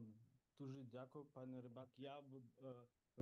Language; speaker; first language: Ukrainian; non-native, local second language; Russian